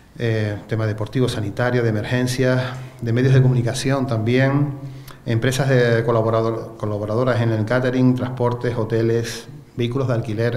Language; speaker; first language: Spanish; native; Spanish